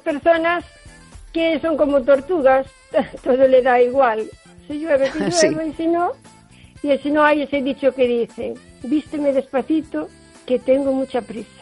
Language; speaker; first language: Spanish; native; Spanish